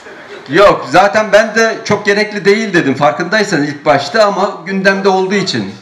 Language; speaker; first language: Turkish; native; Turkish